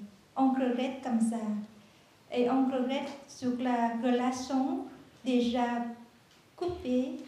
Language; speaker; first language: French; non-native, learner; Vietnamese